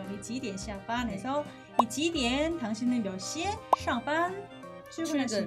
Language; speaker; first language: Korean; native; Korean